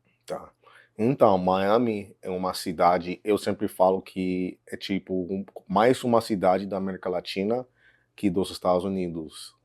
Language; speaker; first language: Portuguese; non-native, fluent; English